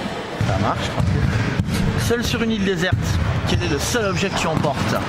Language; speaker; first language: French; native; French